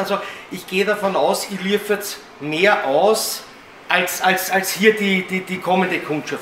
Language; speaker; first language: German; native; German